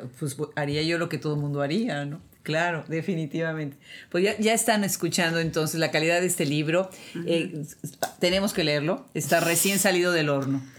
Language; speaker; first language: Spanish; native; Spanish